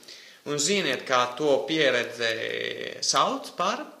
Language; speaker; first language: Latvian; non-native, fluent; Italian